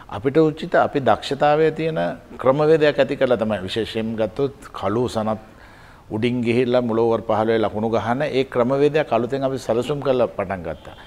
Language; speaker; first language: Sinhala; native; Sinhala